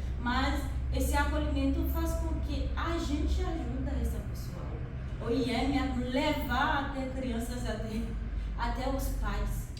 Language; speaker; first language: Portuguese; non-native, fluent; Haitian Creole